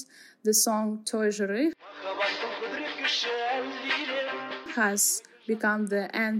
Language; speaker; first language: English; non-native, fluent; Kazakh